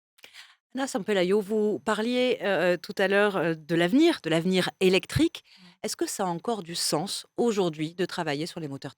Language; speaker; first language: French; native; French